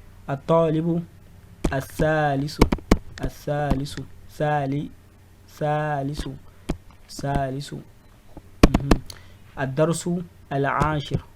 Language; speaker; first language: Arabic; non-native, fluent; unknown